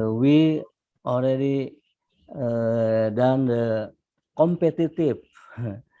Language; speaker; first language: English; non-native, fluent; Indonesian